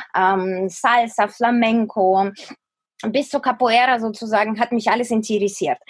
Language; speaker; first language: German; non-native, fluent; Ukrainian